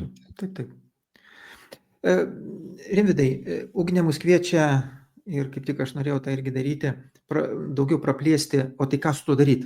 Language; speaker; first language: Lithuanian; native; Lithuanian